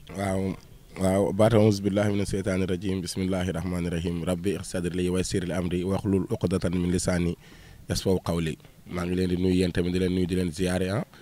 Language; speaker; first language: Wolof; non-native, local second language; Fula